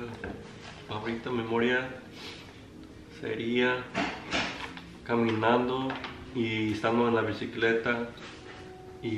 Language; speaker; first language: Spanish; early bilingual, heritage; Spanish